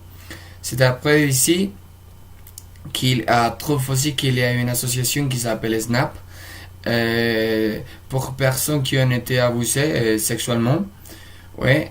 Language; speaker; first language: French; non-native, fluent; Spanish